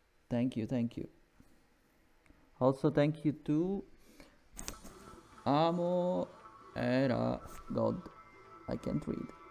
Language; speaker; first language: English; non-native, fluent; Italian